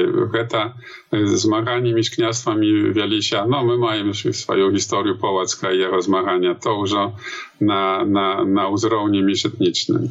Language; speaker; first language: Polish; non-native, learner; Belarusian